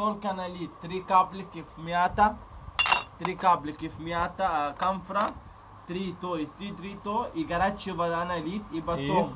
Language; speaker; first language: Russian; non-native, learner; Arabic